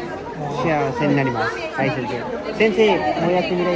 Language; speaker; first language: Japanese; non-native, learner; Nepali